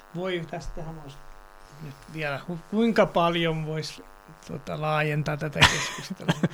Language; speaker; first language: Finnish; non-native, fluent; Serbian